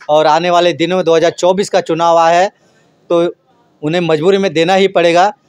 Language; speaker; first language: Hindi; native; Hindi